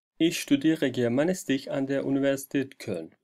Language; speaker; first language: German; non-native, fluent; Turkish